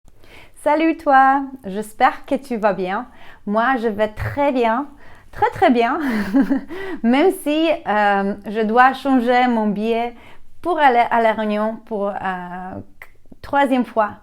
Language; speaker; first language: French; non-native, learner; Polish